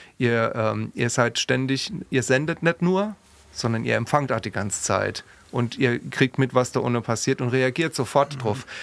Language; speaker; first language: German; native; German